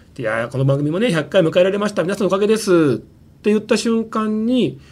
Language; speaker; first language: Japanese; native; Japanese